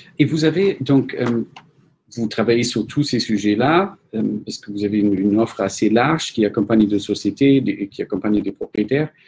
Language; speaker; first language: French; non-native, fluent; German